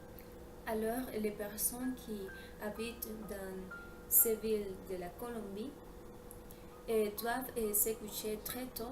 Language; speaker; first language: French; non-native, learner; Spanish